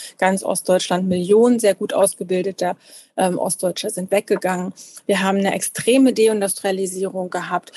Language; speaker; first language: German; native; German